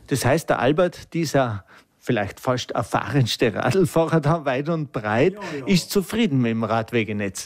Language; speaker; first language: German; native; German